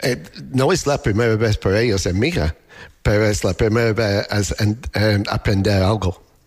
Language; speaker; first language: Spanish; non-native, learner; English